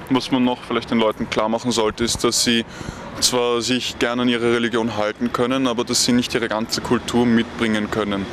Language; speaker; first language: German; native; German